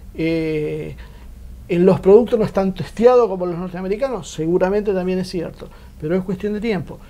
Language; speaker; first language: Spanish; native; Spanish